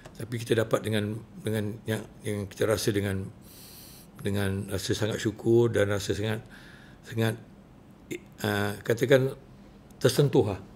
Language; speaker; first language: Malay; native; Malay